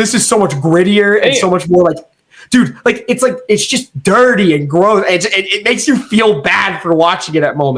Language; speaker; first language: English; native; English